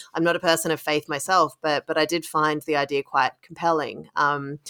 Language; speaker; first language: English; native; English